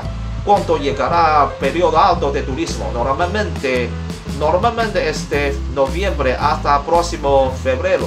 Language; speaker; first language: Spanish; non-native, learner; Chinese